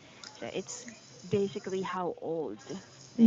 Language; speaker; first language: English; non-native, fluent; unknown